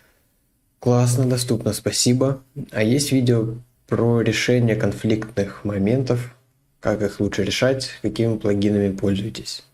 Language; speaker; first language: Russian; native; Russian